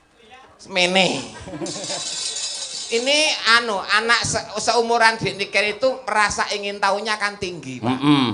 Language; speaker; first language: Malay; non-native, local second language; Javanese